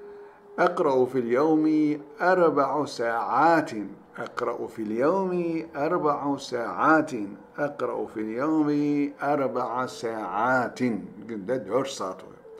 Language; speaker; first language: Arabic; non-native, fluent; Turkish